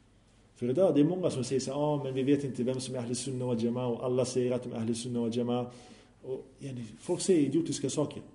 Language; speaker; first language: Swedish; early bilingual, other home language; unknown